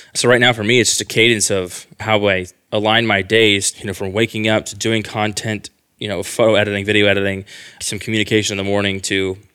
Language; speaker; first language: English; native; English